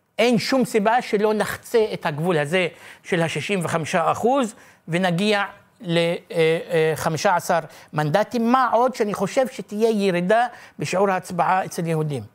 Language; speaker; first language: Hebrew; non-native, local second language; Arabic